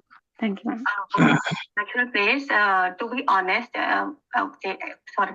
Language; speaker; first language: English; non-native, learner; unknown